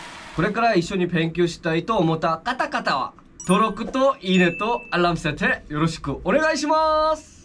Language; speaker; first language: Japanese; non-native, fluent; Korean